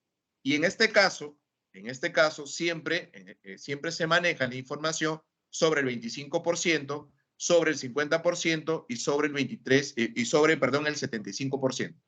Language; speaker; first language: Spanish; native; Spanish